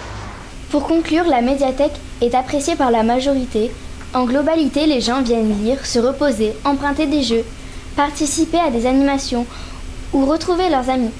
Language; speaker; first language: French; native; French